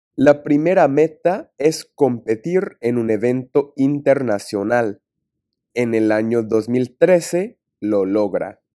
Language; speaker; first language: Spanish; non-native, fluent; English